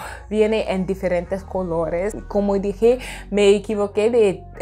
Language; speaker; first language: Spanish; non-native, fluent; English